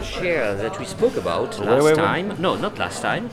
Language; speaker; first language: English; non-native, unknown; French